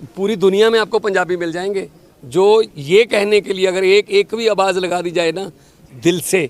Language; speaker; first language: Hindi; non-native, local second language; Punjabi